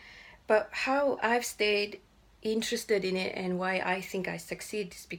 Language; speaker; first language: English; non-native, local second language; Malay